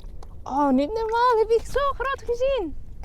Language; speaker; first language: Dutch; non-native, learner; Filipino